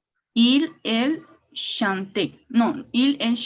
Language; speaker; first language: French; non-native, learner; Spanish